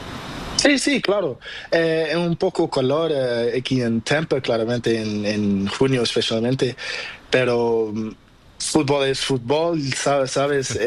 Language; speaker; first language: Spanish; non-native, learner; Portuguese